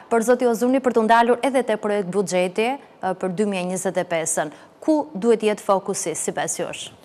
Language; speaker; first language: Albanian; native; Albanian